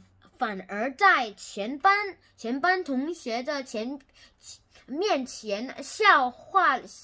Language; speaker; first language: Chinese; non-native, learner; Korean